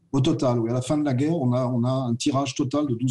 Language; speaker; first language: French; native; French